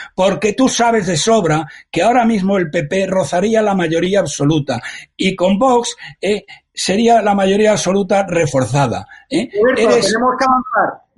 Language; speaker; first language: Spanish; native; Spanish